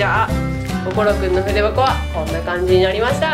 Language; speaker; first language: Japanese; native; Japanese